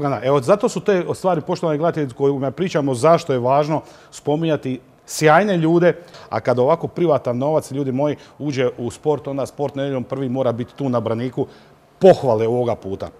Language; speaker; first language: Croatian; native; Croatian